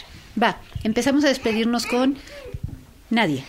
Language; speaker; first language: Spanish; native; Spanish